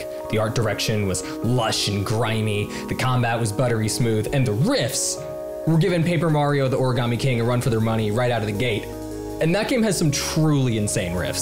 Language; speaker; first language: English; native; English